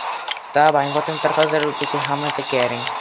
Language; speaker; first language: Portuguese; non-native, learner; Spanish